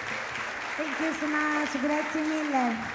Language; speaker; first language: English; non-native, learner; Italian